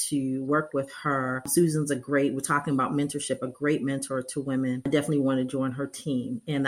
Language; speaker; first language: English; native; English